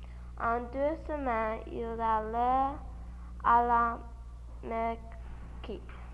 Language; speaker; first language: French; non-native, learner; English